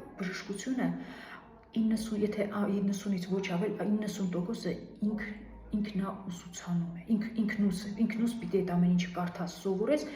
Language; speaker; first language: Armenian; native; Armenian